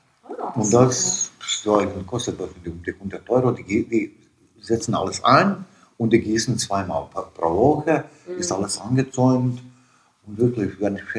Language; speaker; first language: German; non-native, fluent; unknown